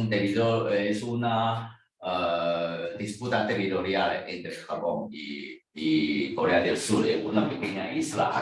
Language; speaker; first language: Spanish; non-native, fluent; Chinese